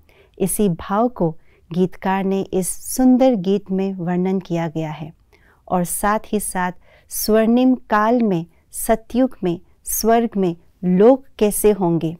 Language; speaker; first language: Hindi; native; Hindi